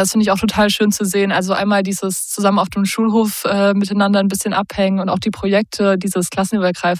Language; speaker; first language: German; native; German